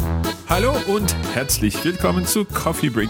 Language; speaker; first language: German; non-native, learner; English